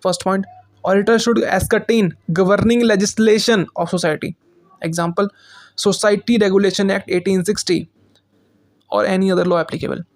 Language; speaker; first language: English; non-native, local second language; Hindi